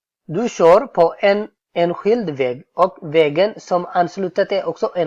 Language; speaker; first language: Swedish; non-native, fluent; Tigrinya